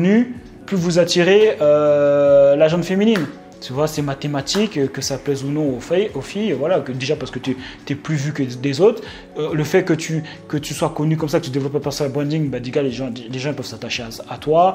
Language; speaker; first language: French; native; French